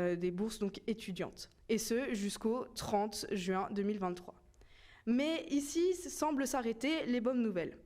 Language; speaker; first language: French; native; French